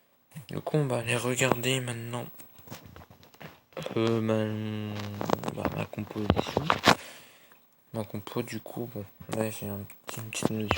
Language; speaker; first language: French; native; French